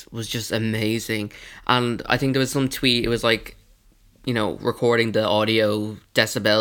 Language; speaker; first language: English; native; English